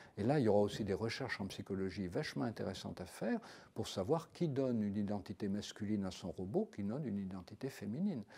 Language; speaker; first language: French; native; French